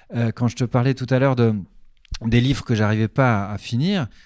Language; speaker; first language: French; native; French